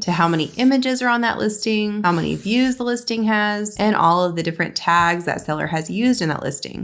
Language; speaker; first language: English; native; English